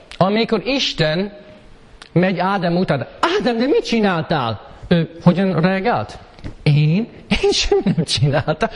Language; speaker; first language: Hungarian; early bilingual, heritage; Hungarian